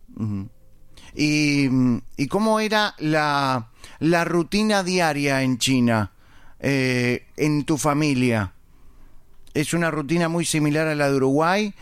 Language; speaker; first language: Spanish; native; Spanish